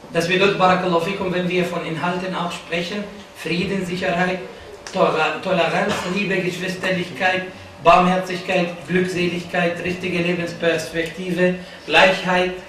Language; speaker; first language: German; non-native, fluent; Arabic